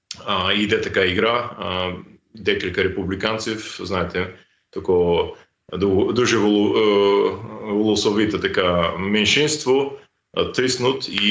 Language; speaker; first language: Ukrainian; non-native, fluent; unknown